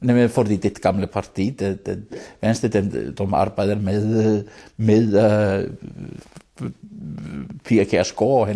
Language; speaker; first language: Danish; non-native, fluent; Icelandic